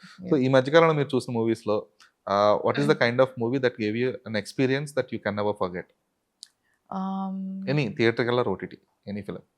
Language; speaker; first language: Telugu; native; Telugu